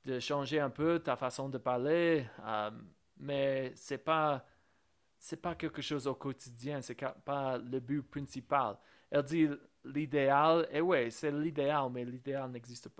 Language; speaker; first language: French; non-native, fluent; English